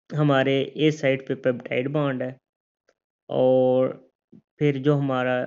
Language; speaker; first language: Hindi; native; Hindi